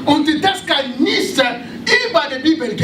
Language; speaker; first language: German; non-native, learner; French